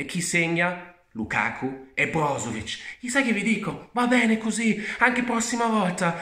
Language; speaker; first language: Italian; early bilingual, heritage; Italian